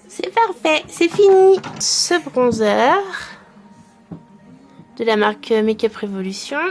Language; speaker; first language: French; native; French